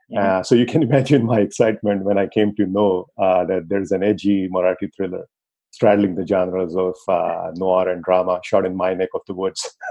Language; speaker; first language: English; non-native, local second language; Marathi